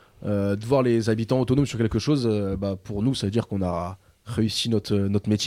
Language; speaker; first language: French; native; French